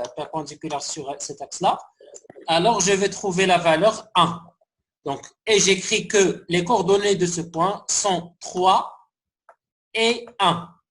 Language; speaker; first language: French; non-native, local second language; Arabic